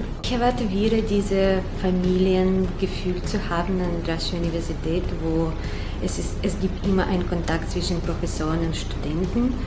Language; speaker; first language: German; non-native, fluent; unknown